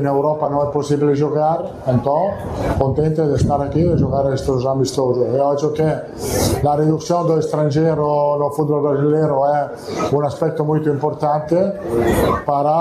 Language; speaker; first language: Portuguese; non-native, fluent; Italian